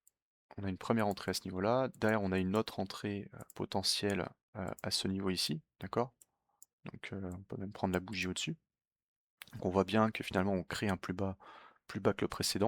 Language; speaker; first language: French; native; French